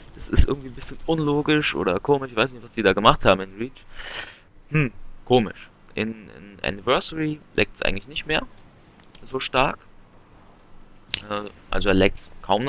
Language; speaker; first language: German; native; German